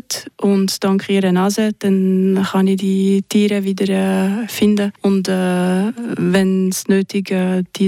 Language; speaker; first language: German; non-native, local second language; French